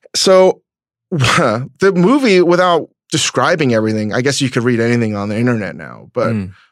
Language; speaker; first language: English; native; English